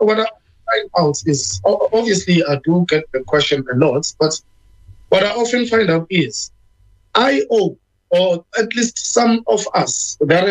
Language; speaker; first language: English; non-native, local second language; Zulu